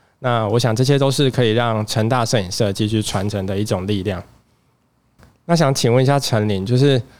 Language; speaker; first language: Chinese; native; Chinese